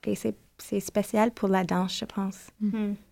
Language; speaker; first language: French; non-native, learner; English